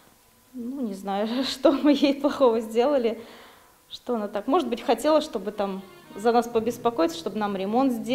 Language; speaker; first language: Russian; native; Russian